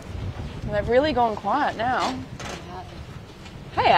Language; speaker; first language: English; native; English